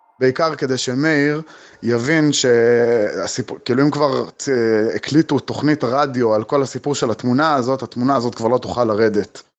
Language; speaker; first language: Hebrew; native; Hebrew